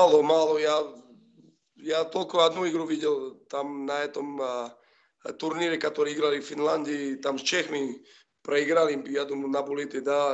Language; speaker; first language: Russian; non-native, fluent; Slovak